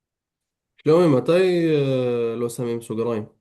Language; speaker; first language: Hebrew; non-native, local second language; Arabic